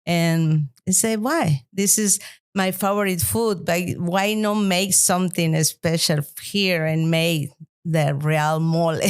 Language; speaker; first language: English; non-native, learner; Spanish